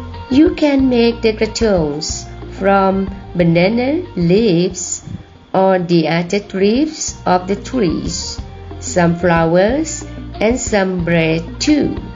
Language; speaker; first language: English; non-native, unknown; Thai